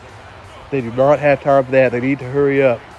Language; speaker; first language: English; native; English